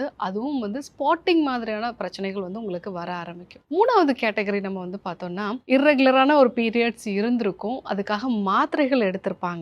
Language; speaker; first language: Tamil; native; Tamil